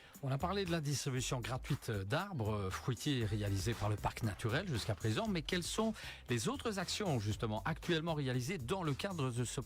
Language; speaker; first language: French; native; French